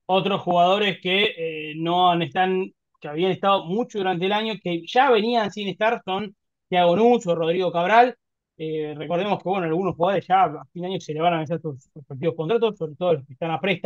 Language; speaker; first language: Spanish; native; Spanish